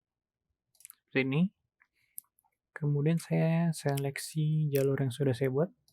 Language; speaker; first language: Indonesian; native; Indonesian